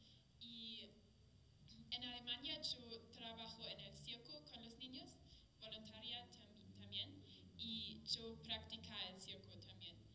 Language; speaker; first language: Spanish; non-native, learner; German